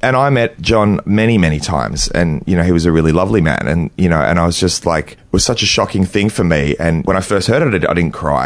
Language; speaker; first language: English; native; English